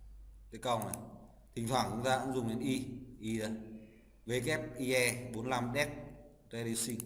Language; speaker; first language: Vietnamese; native; Vietnamese